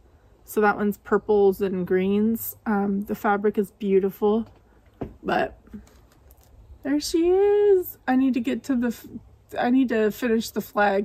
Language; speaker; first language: English; native; English